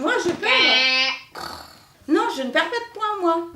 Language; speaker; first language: French; native; French